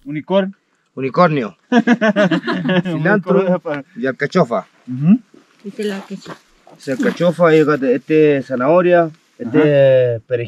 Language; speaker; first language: Spanish; native; Spanish